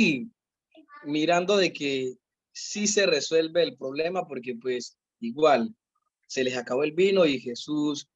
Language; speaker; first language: Spanish; native; Spanish